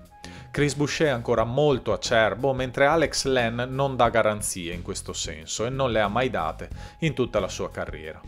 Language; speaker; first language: Italian; native; Italian